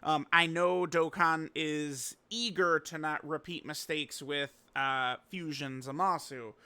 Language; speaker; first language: English; native; English